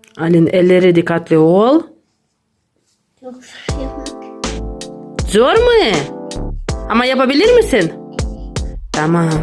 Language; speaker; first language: Turkish; non-native, learner; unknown